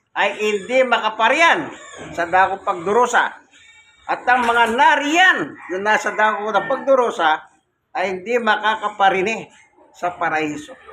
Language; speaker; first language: Filipino; non-native, local second language; Pampanga